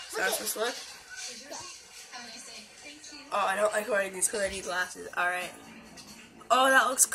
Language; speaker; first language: English; native; English